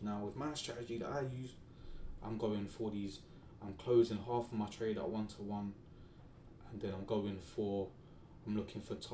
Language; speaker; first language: English; native; English